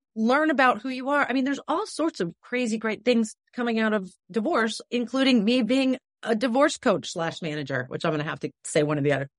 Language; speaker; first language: English; native; English